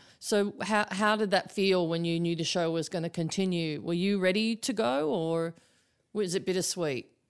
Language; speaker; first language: English; native; English